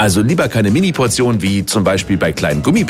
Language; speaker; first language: German; native; German